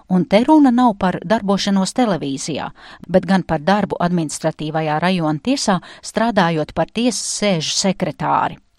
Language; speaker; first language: Latvian; native; Latvian